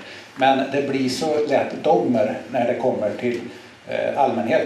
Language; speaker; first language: Swedish; native; Swedish